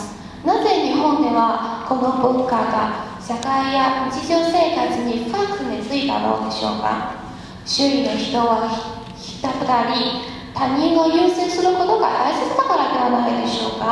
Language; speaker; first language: Japanese; non-native, learner; Chinese